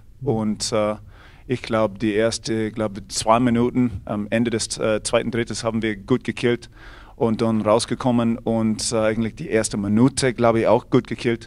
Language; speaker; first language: German; non-native, fluent; English